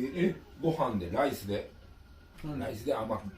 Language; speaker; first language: Japanese; native; Japanese